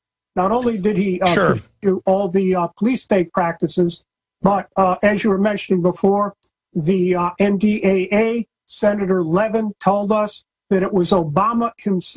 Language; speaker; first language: English; native; English